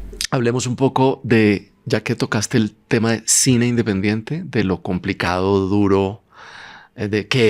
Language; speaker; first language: Spanish; native; Spanish